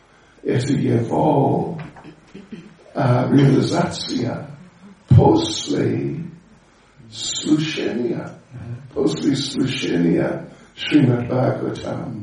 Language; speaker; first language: Russian; non-native, learner; English